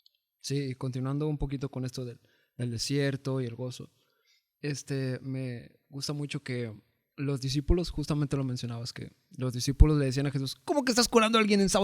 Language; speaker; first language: Spanish; native; Spanish